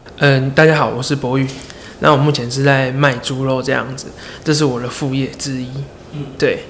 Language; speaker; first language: Chinese; native; Chinese